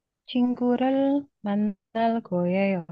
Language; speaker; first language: Korean; non-native, learner; Indonesian